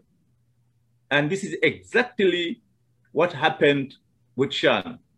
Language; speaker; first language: English; non-native, fluent; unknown